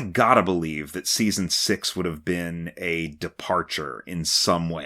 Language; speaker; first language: English; native; English